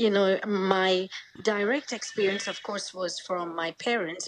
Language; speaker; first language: English; non-native, local second language; Bangla